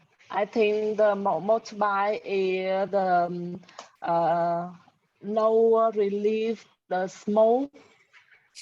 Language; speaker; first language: English; non-native, learner; Vietnamese